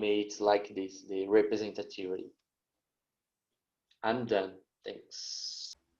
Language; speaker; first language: English; non-native, learner; Portuguese